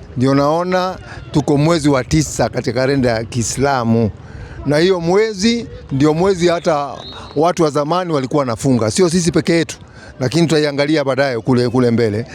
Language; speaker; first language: Swahili; non-native, local second language; Kikuyu